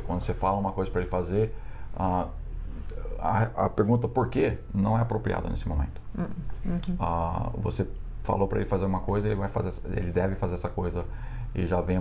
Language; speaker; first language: Portuguese; non-native, fluent; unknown